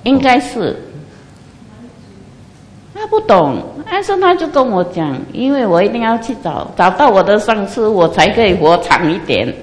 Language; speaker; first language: Chinese; non-native, local second language; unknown